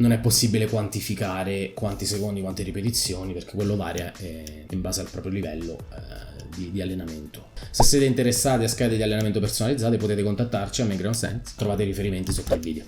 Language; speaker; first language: Italian; native; Italian